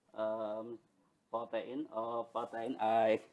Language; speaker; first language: English; non-native, learner; Banjar